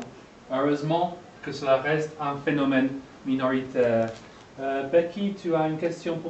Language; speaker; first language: French; non-native, fluent; English